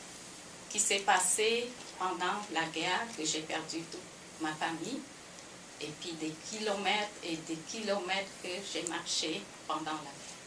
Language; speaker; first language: French; non-native, fluent; Khmer